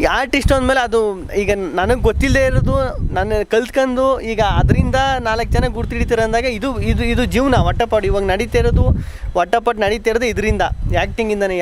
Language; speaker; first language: Kannada; native; Kannada